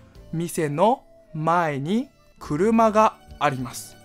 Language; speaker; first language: Japanese; non-native, fluent; Chinese